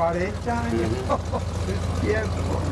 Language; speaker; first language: Spanish; non-native, learner; English